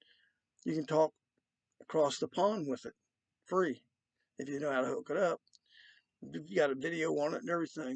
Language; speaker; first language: English; native; English